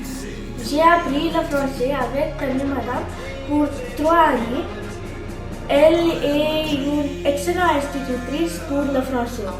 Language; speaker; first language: French; non-native, learner; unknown